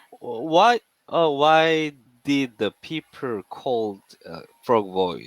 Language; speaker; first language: English; non-native, learner; Korean